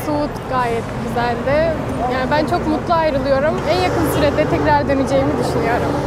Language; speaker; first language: Turkish; native; Turkish